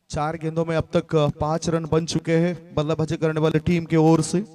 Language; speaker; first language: Hindi; non-native, local second language; Marathi